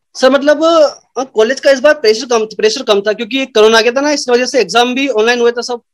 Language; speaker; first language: Hindi; native; Hindi